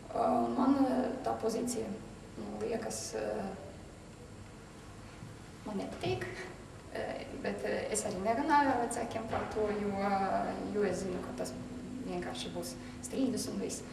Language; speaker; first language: Latvian; non-native, local second language; Russian